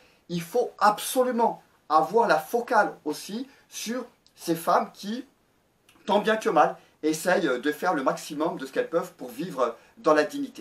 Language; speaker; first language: French; native; French